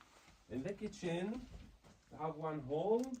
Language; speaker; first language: English; non-native, learner; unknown